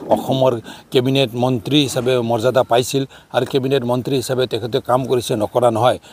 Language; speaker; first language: Assamese; non-native, local second language; Nepali